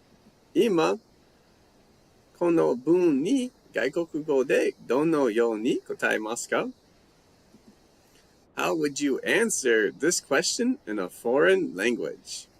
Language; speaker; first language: Japanese; non-native, learner; English